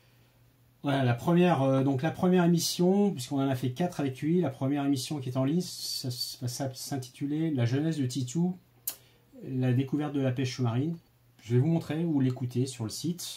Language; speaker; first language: French; native; French